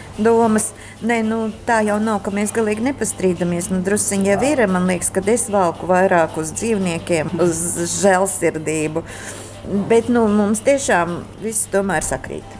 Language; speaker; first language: Latvian; native; Latvian